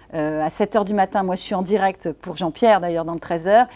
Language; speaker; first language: French; native; French